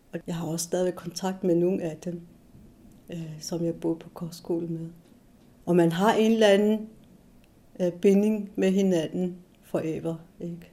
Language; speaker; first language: Danish; non-native, local second language; Kalaallisut